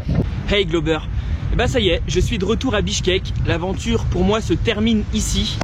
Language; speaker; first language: French; native; French